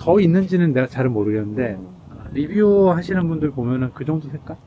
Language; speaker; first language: Korean; native; Korean